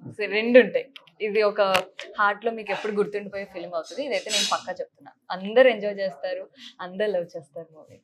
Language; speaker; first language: Telugu; native; Telugu